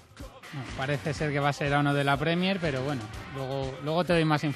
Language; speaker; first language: Spanish; native; Spanish